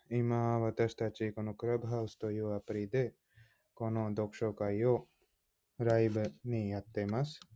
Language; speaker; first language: Japanese; non-native, fluent; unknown